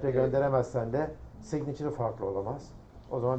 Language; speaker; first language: Turkish; native; Turkish